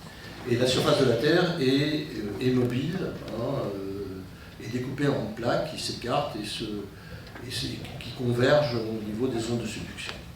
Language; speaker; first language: French; native; French